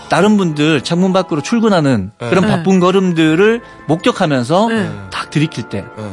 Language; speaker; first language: Korean; native; Korean